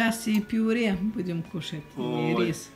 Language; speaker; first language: Russian; non-native, fluent; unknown